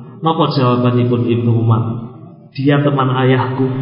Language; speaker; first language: Indonesian; non-native, local second language; Javanese